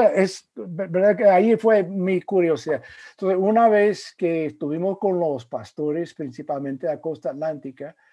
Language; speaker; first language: Spanish; non-native, fluent; English